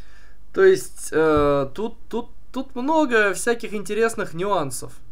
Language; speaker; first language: Russian; native; Russian